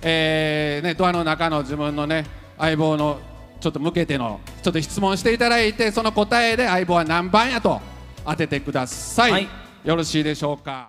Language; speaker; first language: Japanese; native; Japanese